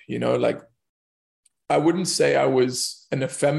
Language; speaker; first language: English; native; English